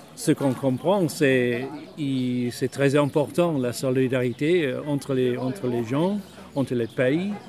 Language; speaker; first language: French; non-native, fluent; English